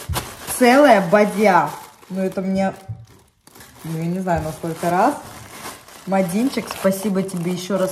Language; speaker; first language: Russian; native; Russian